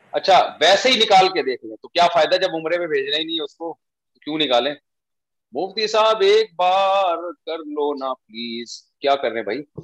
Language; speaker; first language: Urdu; native; Urdu